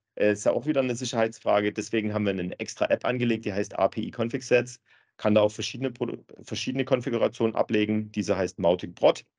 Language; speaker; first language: German; native; German